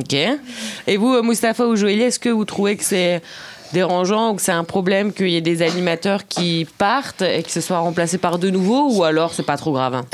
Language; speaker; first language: French; native; French